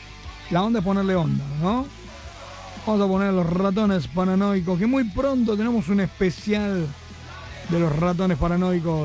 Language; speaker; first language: Spanish; native; Spanish